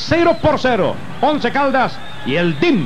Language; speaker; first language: Spanish; native; Spanish